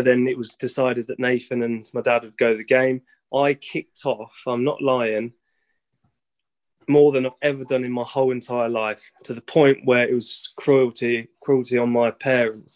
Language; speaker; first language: English; native; English